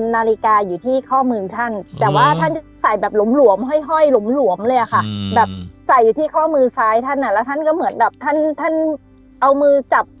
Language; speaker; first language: Thai; native; Thai